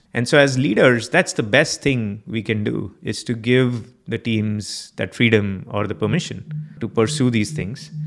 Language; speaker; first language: English; non-native, local second language; Gujarati